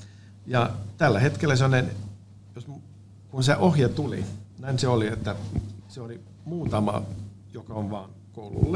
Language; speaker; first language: Finnish; non-native, learner; Swedish